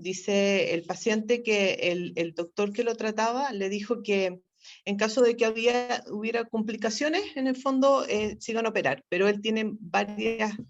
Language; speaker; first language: Spanish; native; Spanish